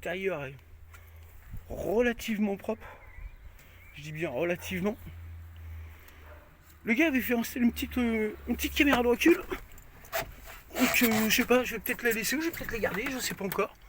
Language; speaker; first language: French; native; French